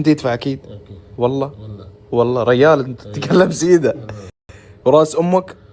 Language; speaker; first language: Arabic; native; Arabic